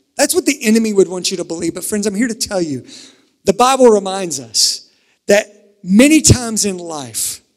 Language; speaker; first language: English; native; English